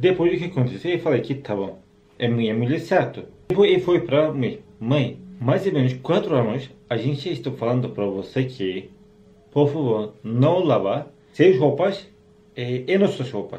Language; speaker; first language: Portuguese; non-native, learner; Turkish